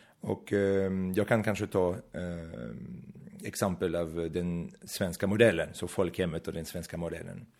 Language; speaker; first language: Swedish; non-native, fluent; French